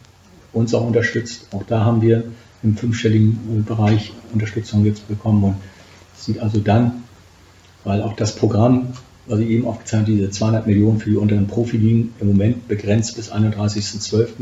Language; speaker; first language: German; native; German